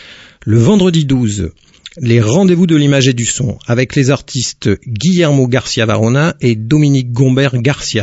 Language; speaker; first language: French; native; French